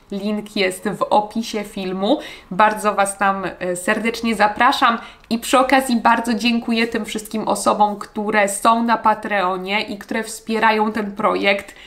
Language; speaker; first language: Polish; native; Polish